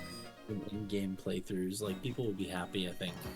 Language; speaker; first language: English; native; English